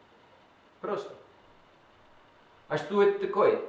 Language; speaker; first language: Russian; non-native, learner; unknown